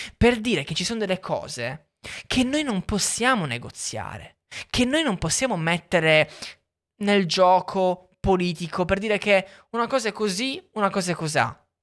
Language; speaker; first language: Italian; native; Italian